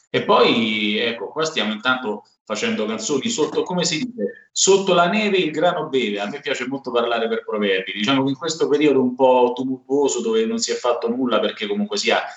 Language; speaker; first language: Italian; native; Italian